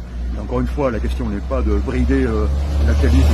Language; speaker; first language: French; native; French